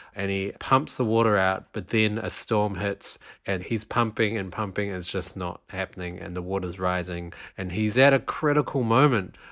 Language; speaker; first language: English; native; English